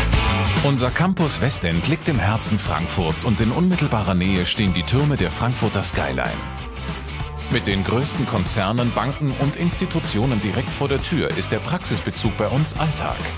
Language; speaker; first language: German; native; German